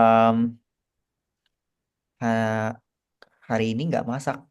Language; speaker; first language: Indonesian; native; Indonesian